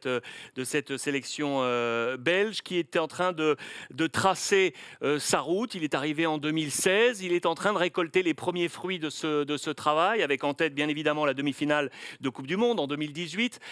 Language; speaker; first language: French; native; French